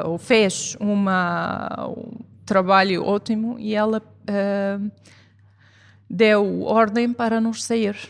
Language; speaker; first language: Portuguese; non-native, fluent; Arabic